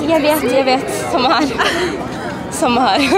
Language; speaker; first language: Norwegian; native; Norwegian